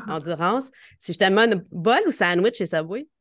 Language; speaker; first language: French; native; French